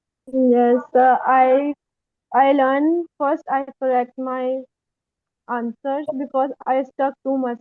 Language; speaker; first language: English; non-native, learner; Hindi